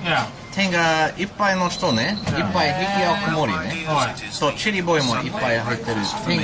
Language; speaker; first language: Japanese; non-native, learner; English